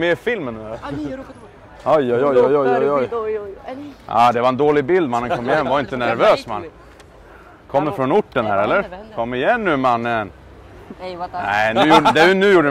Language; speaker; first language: Swedish; native; Swedish